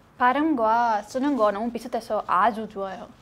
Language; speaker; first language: Korean; non-native, learner; Spanish